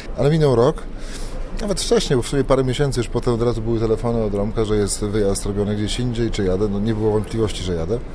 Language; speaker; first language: Polish; native; Polish